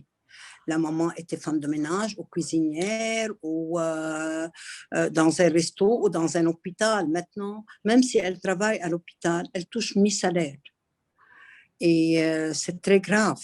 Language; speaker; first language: French; non-native, local second language; Arabic